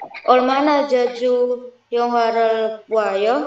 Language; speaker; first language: Korean; non-native, learner; Indonesian